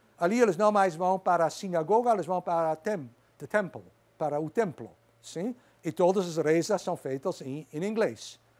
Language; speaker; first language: Portuguese; non-native, fluent; Dutch